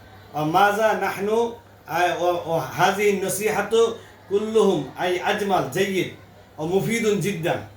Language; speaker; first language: Arabic; non-native, learner; Bangla